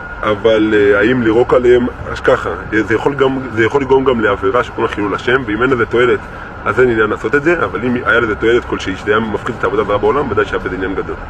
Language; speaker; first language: Hebrew; native; Hebrew